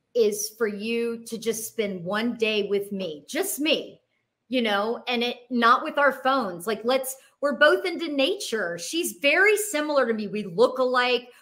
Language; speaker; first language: English; native; English